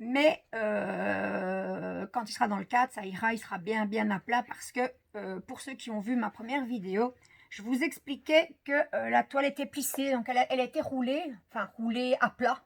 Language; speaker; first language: French; native; French